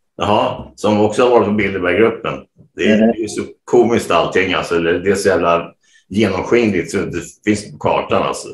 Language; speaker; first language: Swedish; native; Swedish